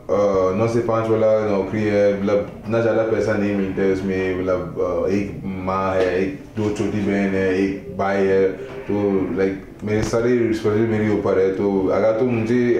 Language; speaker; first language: Hindi; non-native, fluent; Igbo